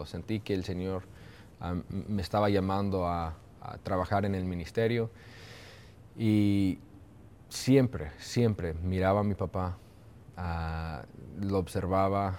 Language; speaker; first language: Spanish; early bilingual, heritage; Spanish